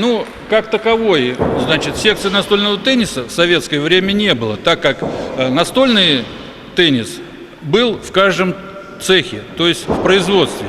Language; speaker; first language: Russian; native; Russian